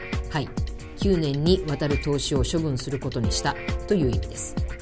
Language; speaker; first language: Japanese; native; Japanese